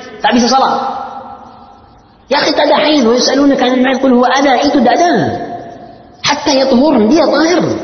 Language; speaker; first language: Indonesian; non-native, learner; Arabic